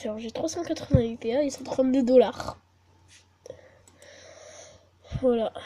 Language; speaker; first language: French; native; French